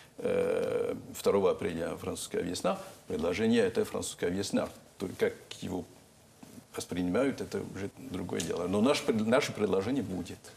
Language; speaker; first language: Russian; non-native, fluent; French